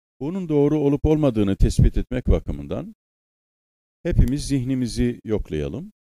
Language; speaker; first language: Turkish; native; Turkish